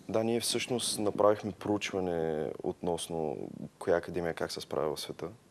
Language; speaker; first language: Bulgarian; native; Bulgarian